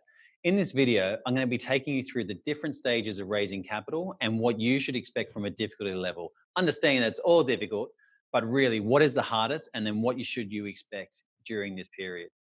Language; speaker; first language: English; native; English